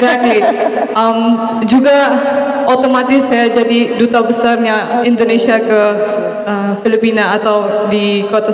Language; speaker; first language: Indonesian; non-native, fluent; Maranao